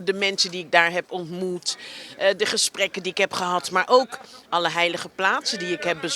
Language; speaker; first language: Dutch; native; Dutch